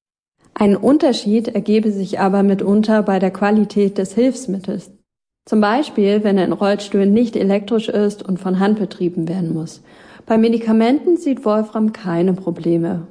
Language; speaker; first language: German; native; German